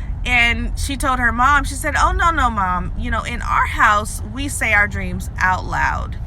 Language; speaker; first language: English; native; English